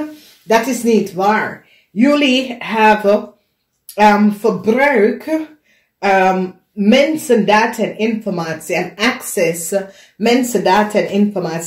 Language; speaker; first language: Dutch; non-native, fluent; English